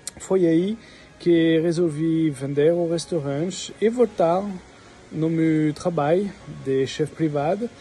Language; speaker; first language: Portuguese; non-native, fluent; French